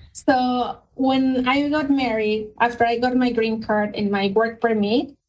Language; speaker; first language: English; non-native, fluent; Spanish